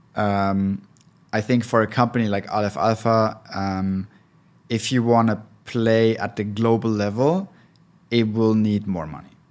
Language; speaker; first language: English; non-native, fluent; German